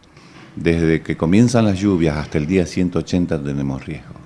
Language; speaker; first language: Spanish; native; Spanish